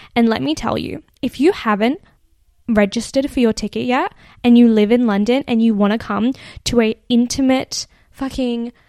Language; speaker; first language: English; native; English